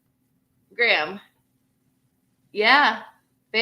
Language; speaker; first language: English; native; English